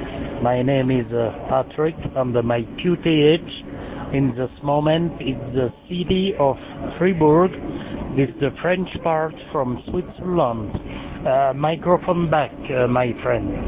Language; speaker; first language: English; non-native, learner; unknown